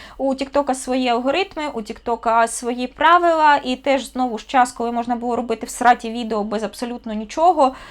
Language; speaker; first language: Ukrainian; non-native, local second language; Russian